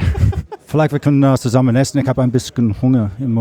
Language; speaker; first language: German; non-native, learner; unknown